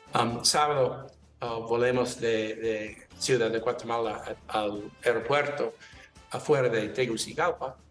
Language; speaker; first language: Spanish; non-native, learner; English